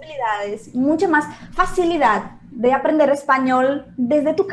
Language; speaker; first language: Spanish; non-native, fluent; Portuguese